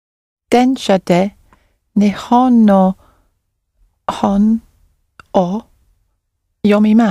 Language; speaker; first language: Japanese; non-native, learner; English